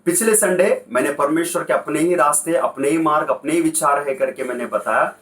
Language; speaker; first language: Hindi; non-native, local second language; Kannada